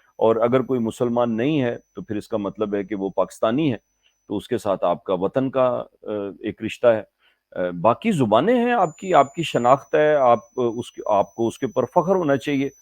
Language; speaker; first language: Urdu; non-native, local second language; Punjabi